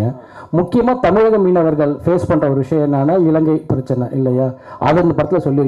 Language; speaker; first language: Tamil; native; Tamil